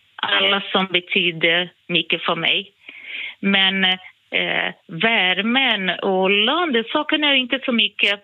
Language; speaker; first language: Swedish; non-native, fluent; Portuguese